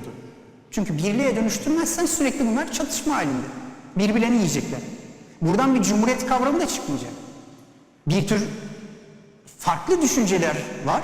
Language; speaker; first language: Turkish; native; Turkish